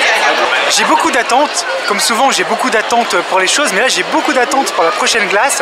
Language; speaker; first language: French; native; French